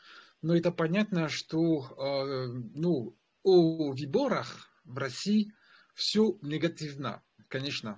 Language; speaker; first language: Russian; non-native, fluent; French